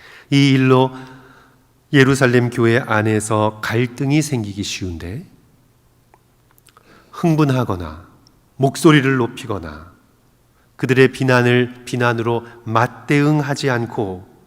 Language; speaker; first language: Korean; native; Korean